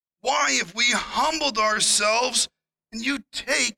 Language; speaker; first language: English; native; English